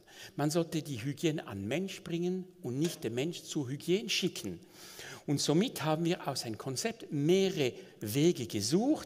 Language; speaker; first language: German; non-native, local second language; French